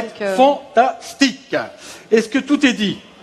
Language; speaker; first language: French; native; French